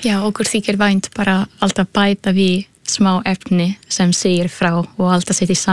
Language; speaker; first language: Icelandic; non-native, fluent; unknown